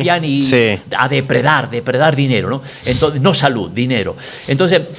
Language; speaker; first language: Spanish; native; Spanish